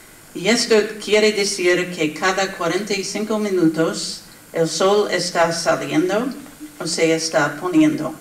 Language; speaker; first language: Spanish; non-native, learner; English